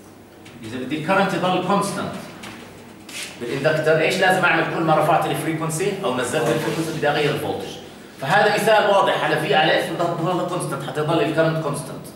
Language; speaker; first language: Arabic; native; Arabic